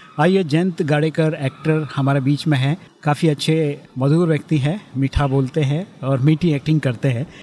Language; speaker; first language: Hindi; native; Hindi